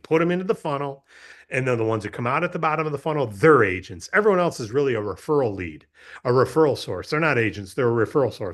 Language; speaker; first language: English; native; English